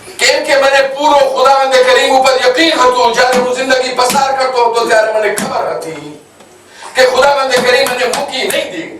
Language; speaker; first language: Gujarati; non-native, local second language; Kachhi